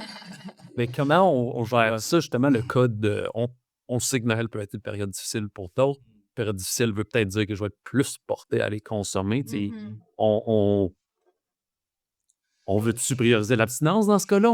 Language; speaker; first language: French; native; French